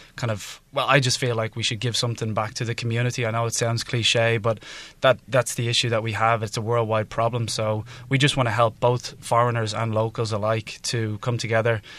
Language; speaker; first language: English; native; English